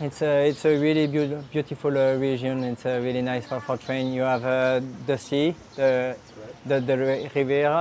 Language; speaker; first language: English; non-native, learner; French